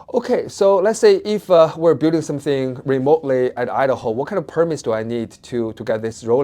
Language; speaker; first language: English; non-native, fluent; Chinese